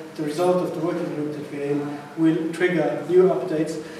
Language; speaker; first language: English; non-native, fluent; Luxembourgish